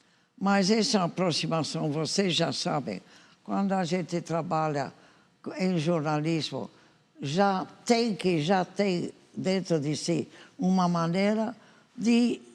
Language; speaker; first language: Portuguese; non-native, fluent; English